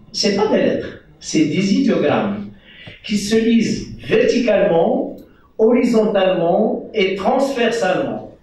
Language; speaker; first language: French; non-native, local second language; Central Atlas Tamazight